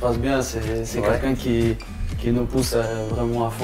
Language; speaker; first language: French; non-native, fluent; Portuguese